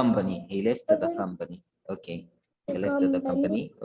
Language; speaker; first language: English; non-native, fluent; Arabic